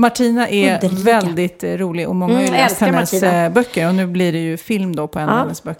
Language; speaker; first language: Swedish; native; Swedish